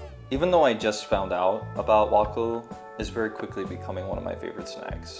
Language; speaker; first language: English; native; English